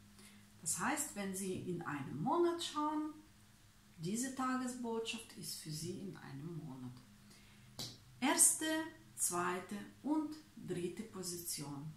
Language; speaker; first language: German; non-native, fluent; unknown